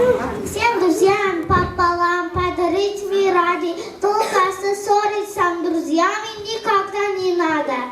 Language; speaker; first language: Russian; non-native, learner; Uzbek